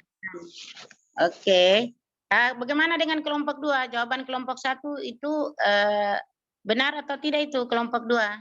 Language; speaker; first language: Indonesian; native; Indonesian